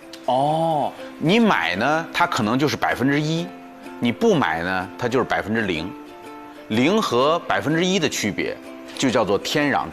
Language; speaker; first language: Chinese; native; Chinese